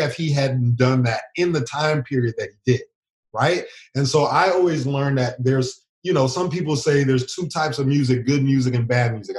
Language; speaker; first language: English; native; English